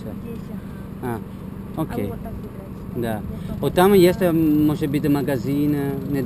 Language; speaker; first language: Russian; non-native, learner; Italian